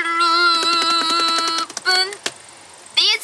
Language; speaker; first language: Japanese; native; Japanese